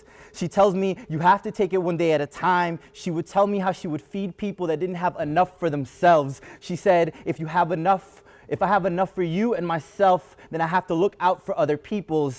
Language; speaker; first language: English; early bilingual, other home language; Spanish